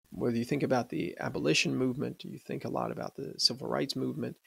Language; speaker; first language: English; native; English